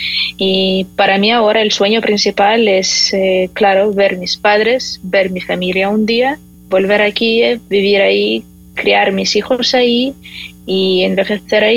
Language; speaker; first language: Spanish; non-native, fluent; Ukrainian